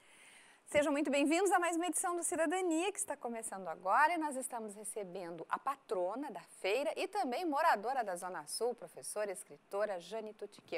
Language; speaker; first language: Portuguese; native; Portuguese